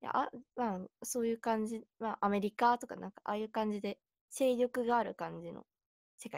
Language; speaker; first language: Japanese; native; Japanese